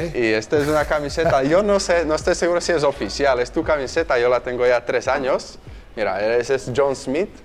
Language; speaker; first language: Spanish; non-native, fluent; Slovak